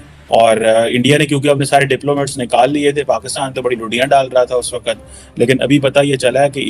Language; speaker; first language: Hindi; non-native, local second language; Punjabi